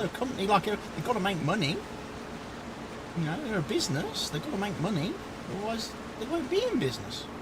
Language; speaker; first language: English; native; English